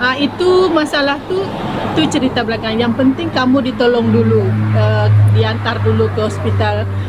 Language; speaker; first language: Indonesian; native; Indonesian